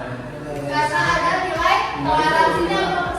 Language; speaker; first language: Indonesian; native; Indonesian